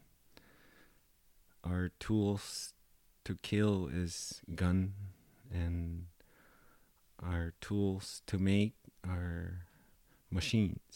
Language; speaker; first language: English; native; English